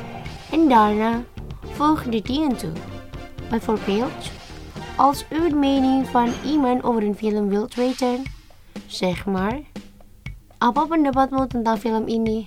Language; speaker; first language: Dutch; non-native, fluent; Indonesian